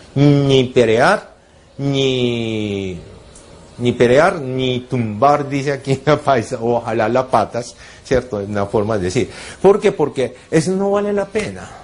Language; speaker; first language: Spanish; non-native, fluent; Japanese